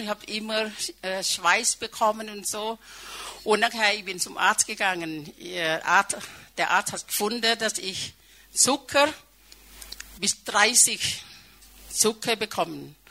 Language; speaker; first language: German; non-native, fluent; Thai